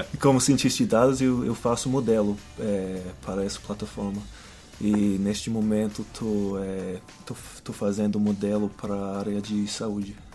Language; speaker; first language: Portuguese; non-native, fluent; English